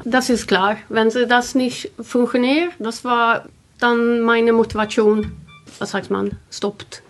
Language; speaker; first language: German; non-native, learner; Swedish